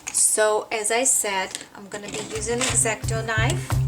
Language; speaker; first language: English; non-native, fluent; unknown